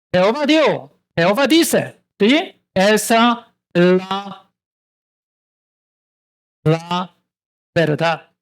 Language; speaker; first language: Spanish; non-native, learner; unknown